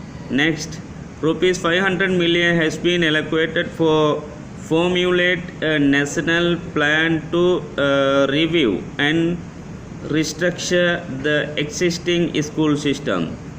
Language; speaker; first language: English; non-native, local second language; Tamil